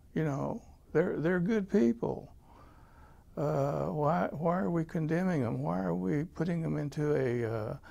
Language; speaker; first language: English; native; English